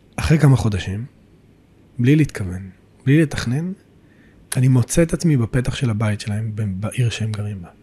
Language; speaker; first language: Hebrew; native; Hebrew